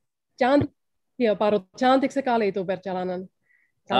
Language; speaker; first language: Indonesian; non-native, learner; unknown